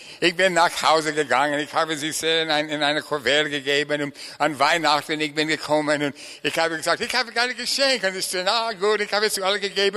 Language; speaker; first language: German; non-native, fluent; English